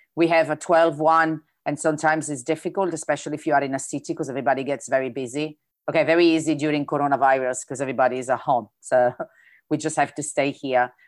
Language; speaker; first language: English; non-native, fluent; Italian